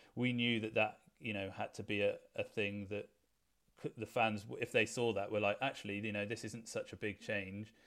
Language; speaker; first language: English; native; English